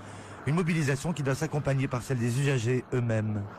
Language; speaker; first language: French; non-native, local second language; Arabic